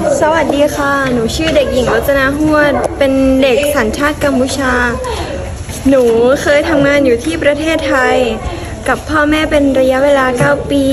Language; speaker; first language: Thai; early bilingual, other home language; Khmer